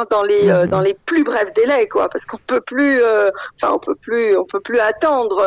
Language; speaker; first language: French; non-native, local second language; Arabic